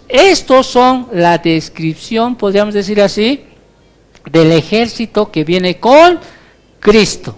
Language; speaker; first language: Spanish; native; Spanish